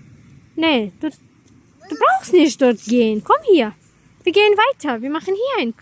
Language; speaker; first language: German; non-native, fluent; Tajik